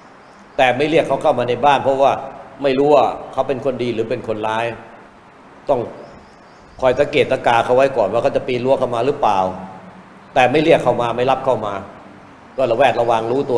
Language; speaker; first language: Thai; native; Thai